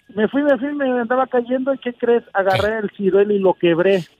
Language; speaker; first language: Spanish; native; Spanish